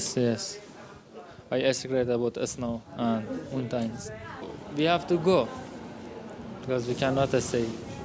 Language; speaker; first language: English; non-native, learner; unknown